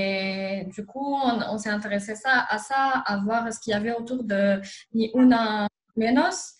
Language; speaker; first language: French; non-native, local second language; Arabic